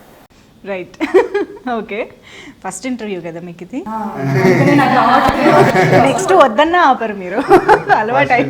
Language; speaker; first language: Telugu; native; Telugu